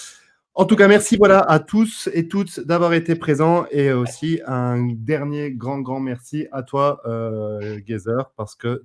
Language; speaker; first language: French; native; French